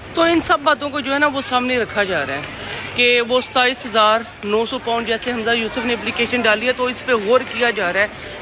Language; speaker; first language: Urdu; non-native, local second language; Punjabi